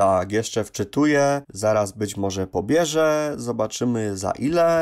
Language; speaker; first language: Polish; native; Polish